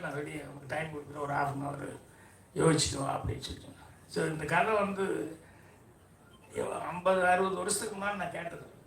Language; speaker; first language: Tamil; native; Tamil